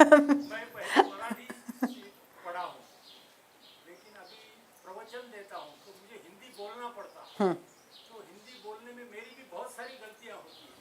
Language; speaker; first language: Hindi; non-native, local second language; Marathi